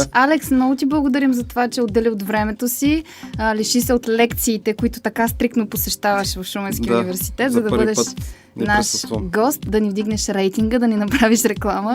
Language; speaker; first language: Bulgarian; native; Bulgarian